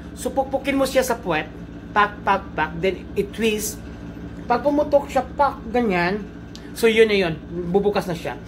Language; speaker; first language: Filipino; non-native, local second language; Cebuano